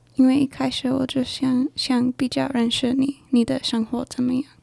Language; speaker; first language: Chinese; non-native, learner; English